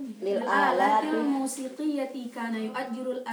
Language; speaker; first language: Arabic; non-native, learner; Indonesian